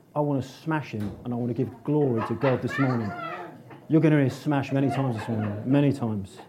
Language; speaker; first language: English; native; English